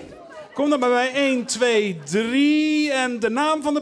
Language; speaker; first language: Dutch; native; Dutch